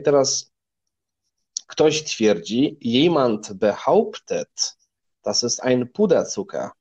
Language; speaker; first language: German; non-native, fluent; Polish